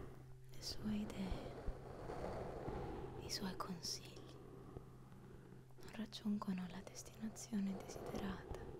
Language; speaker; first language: Italian; native; Italian